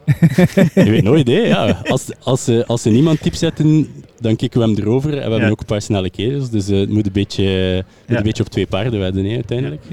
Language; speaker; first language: Dutch; native; Dutch